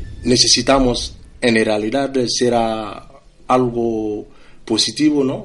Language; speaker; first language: Spanish; non-native, fluent; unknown